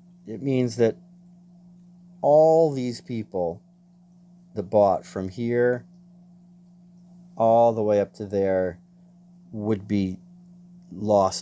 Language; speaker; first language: English; native; English